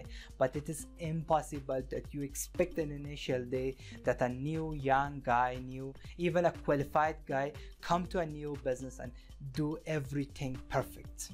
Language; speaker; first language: English; non-native, fluent; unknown